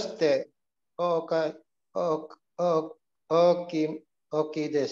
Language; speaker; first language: Japanese; non-native, learner; Indonesian